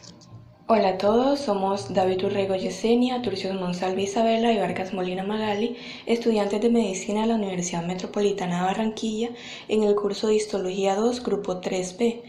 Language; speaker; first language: Spanish; native; Spanish